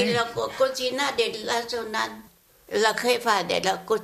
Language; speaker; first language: Spanish; non-native, learner; Vietnamese